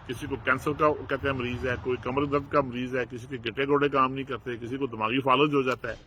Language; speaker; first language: Urdu; non-native, local second language; Punjabi